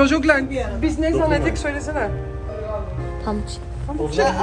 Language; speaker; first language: Turkish; early bilingual, heritage; Turkish